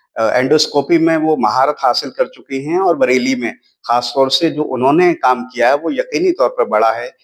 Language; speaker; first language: Hindi; native; Hindi